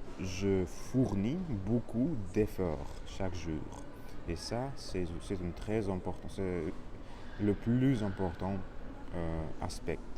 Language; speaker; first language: French; non-native, learner; Russian